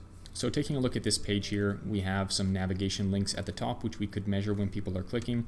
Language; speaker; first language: English; native; English